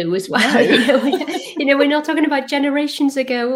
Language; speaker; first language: English; native; English